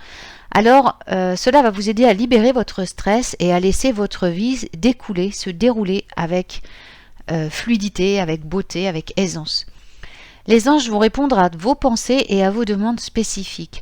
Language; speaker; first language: French; native; French